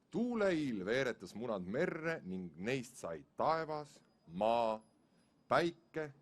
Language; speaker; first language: Estonian; native; Estonian